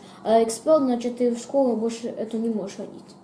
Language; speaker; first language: Russian; early bilingual, heritage; Russian